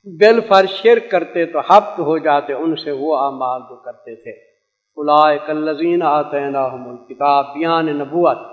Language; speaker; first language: Urdu; non-native, local second language; Saraiki